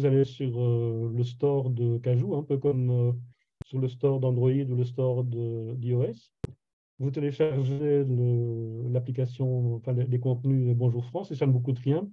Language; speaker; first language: French; native; French